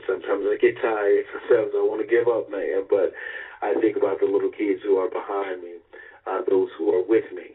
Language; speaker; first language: English; native; English